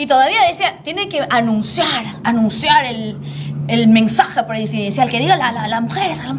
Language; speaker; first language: Spanish; native; Spanish